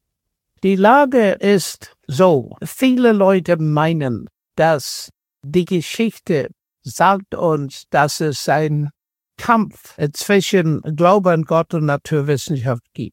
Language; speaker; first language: German; non-native, fluent; English